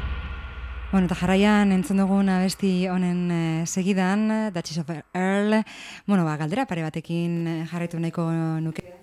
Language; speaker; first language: Basque; native; Basque